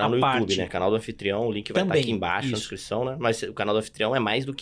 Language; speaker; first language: Portuguese; native; Portuguese